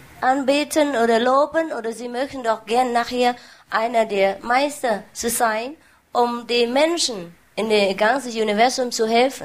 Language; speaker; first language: German; non-native, learner; Vietnamese